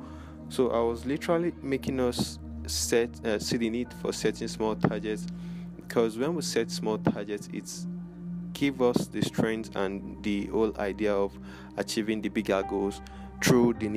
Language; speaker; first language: English; non-native, local second language; Yoruba